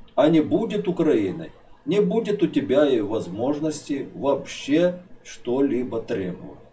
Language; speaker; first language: Russian; non-native, local second language; Ukrainian